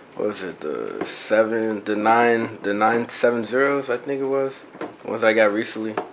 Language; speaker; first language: English; native; English